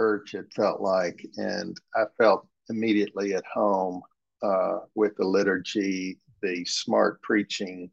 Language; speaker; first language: English; native; English